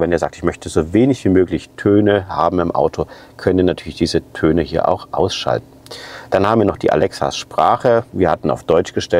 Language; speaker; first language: German; native; German